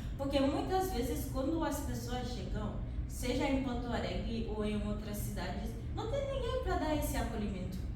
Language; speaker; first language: Portuguese; non-native, fluent; Haitian Creole